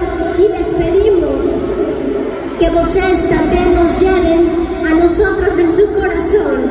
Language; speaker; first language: Spanish; non-native, fluent; Portuguese